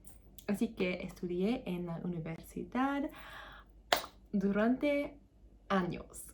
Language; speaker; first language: Spanish; non-native, learner; English